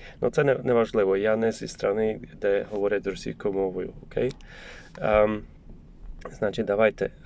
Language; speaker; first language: Ukrainian; non-native, learner; Polish